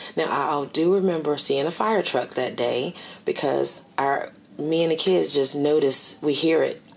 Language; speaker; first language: English; native; English